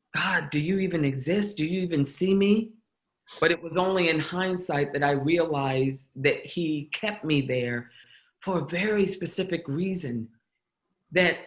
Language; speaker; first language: English; native; English